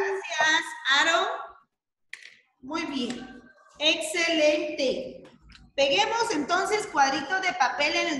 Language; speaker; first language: Spanish; native; Spanish